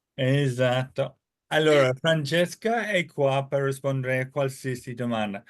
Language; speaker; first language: Italian; non-native, fluent; English